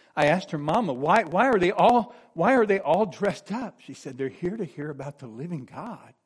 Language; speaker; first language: English; native; English